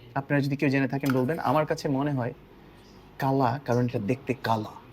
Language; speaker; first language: Bangla; native; Bangla